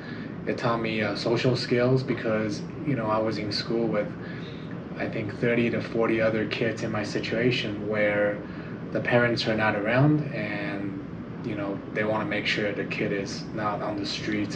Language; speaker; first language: English; non-native, fluent; Chinese